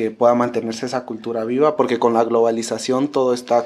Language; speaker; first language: Spanish; native; Spanish